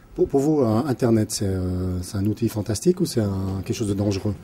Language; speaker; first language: French; native; French